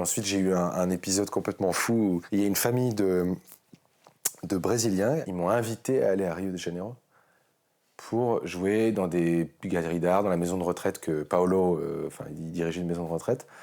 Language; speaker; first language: French; native; French